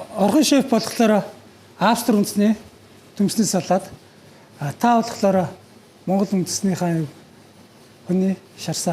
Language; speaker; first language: Mongolian; native; Mongolian